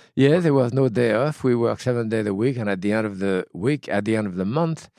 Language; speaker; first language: English; non-native, fluent; French